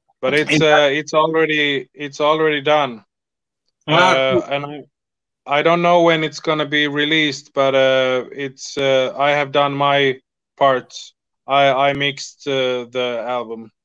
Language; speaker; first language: English; non-native, fluent; Swedish